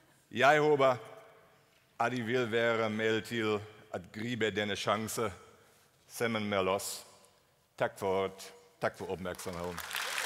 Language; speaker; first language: Danish; non-native, fluent; German